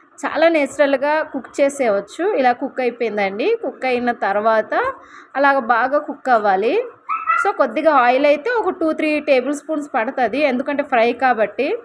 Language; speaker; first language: Telugu; non-native, local second language; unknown